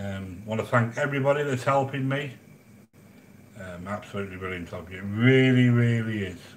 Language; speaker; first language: English; native; English